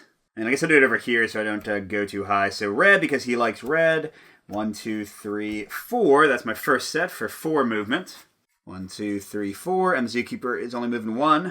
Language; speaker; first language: English; native; English